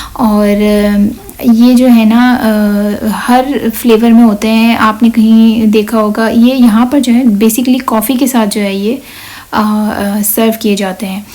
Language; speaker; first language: Urdu; native; Urdu